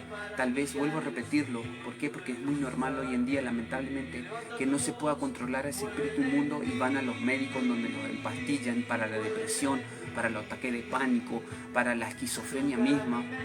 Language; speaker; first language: Spanish; native; Spanish